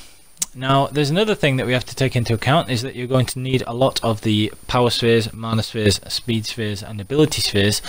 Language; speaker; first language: English; native; English